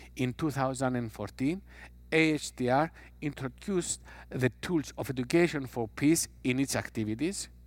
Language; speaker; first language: English; non-native, fluent; Greek